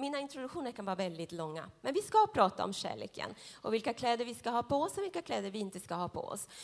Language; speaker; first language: Swedish; non-native, fluent; Spanish